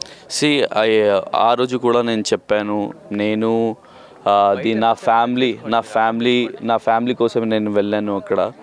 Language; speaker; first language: Telugu; non-native, learner; Hindi